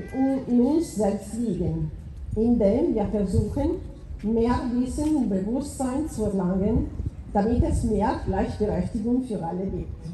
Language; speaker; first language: German; non-native, fluent; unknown